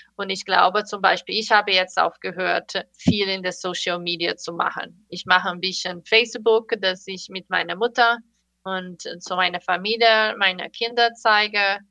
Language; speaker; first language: German; non-native, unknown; Portuguese